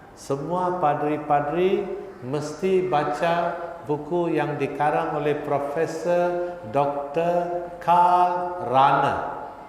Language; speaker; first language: Malay; non-native, local second language; Tamil